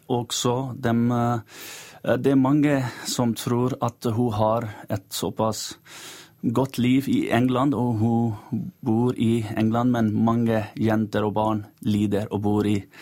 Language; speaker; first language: Norwegian; non-native, fluent; Urdu